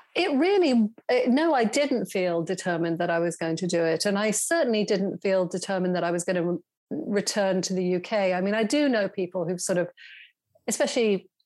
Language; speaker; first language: English; native; English